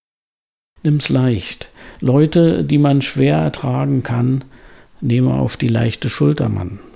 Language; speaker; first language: German; native; German